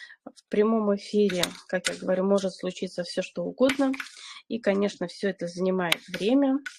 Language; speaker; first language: Russian; native; Russian